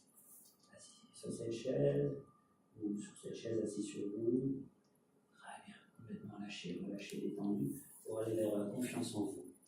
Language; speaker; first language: French; native; French